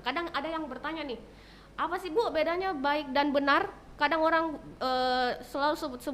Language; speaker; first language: Indonesian; native; Indonesian